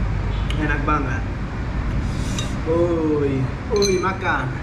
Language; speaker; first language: Indonesian; non-native, learner; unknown